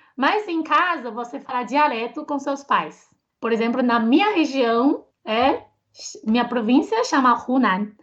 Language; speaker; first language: Portuguese; non-native, fluent; Chinese